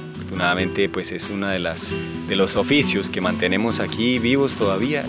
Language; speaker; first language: Spanish; native; Spanish